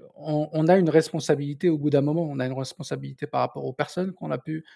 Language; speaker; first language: French; non-native, local second language; Berber languages